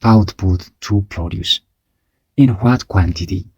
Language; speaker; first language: English; non-native, local second language; Amharic